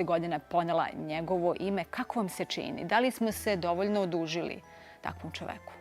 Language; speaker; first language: Serbian; native; Serbian